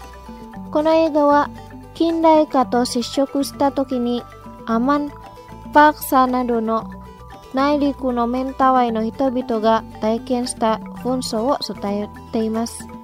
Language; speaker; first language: Japanese; non-native, fluent; Indonesian